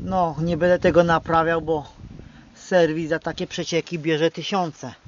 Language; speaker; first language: Polish; native; Polish